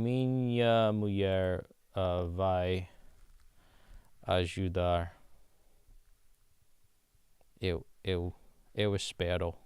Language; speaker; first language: Portuguese; non-native, learner; English